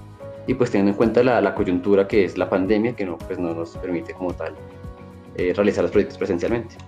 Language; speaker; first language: Spanish; native; Spanish